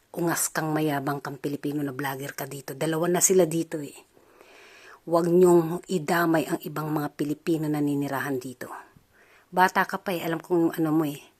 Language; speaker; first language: Filipino; native; Filipino